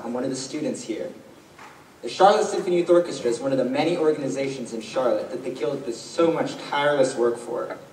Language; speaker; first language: English; native; English